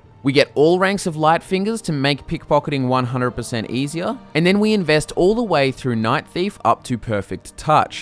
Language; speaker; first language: English; native; English